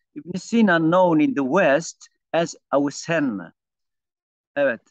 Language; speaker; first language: English; non-native, fluent; Turkish